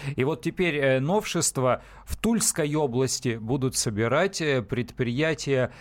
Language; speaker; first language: Russian; native; Russian